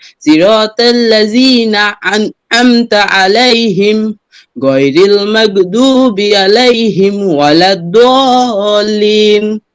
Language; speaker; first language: Hindi; non-native, fluent; Bangla